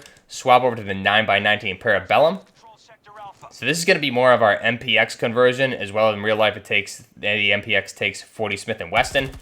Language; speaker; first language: English; native; English